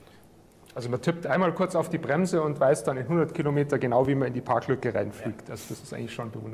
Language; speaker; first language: German; native; German